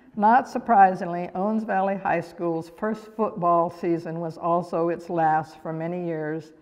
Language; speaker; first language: English; native; English